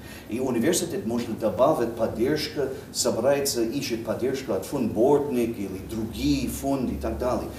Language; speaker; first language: Russian; non-native, fluent; English